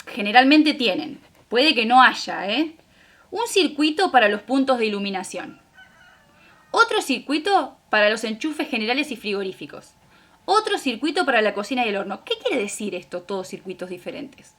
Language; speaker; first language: Spanish; native; Spanish